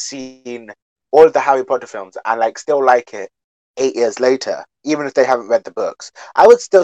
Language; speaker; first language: English; native; English